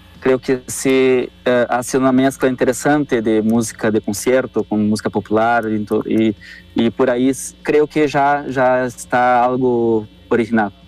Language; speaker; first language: Spanish; non-native, fluent; Portuguese